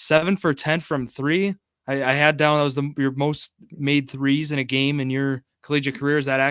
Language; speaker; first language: English; native; English